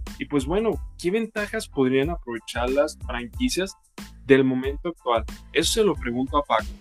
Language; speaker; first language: Spanish; native; Spanish